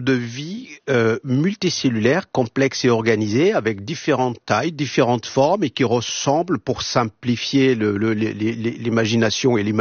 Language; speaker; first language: French; non-native, local second language; Arabic